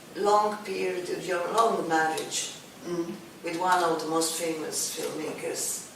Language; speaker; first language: English; non-native, fluent; Italian